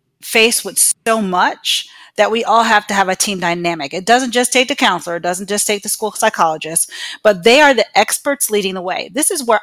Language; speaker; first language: English; native; English